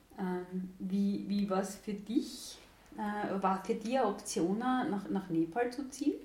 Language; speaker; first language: German; native; German